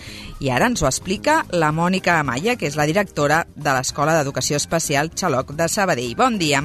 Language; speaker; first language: Catalan; native; Catalan